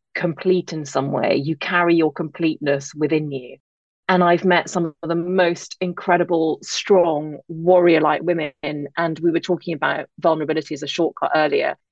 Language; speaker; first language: English; native; English